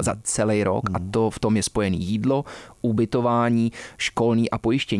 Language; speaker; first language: Czech; early bilingual, heritage; Czech